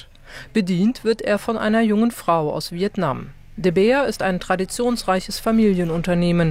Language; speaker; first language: German; native; German